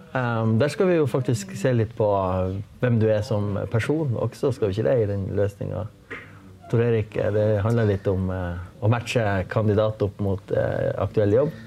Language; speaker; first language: Norwegian; native; Norwegian